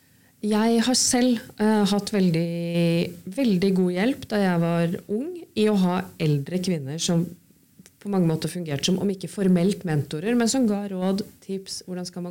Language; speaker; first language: Norwegian; native; Norwegian